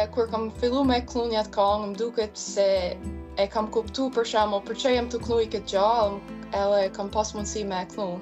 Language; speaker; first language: Albanian; early bilingual, heritage; Albanian